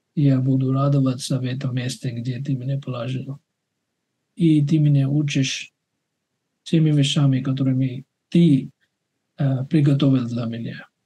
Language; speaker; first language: Russian; non-native, fluent; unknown